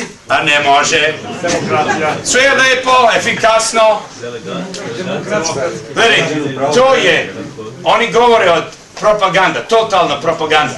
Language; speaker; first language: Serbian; early bilingual, heritage; Serbian